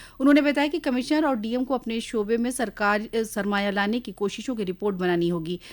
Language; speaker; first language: Urdu; native; Urdu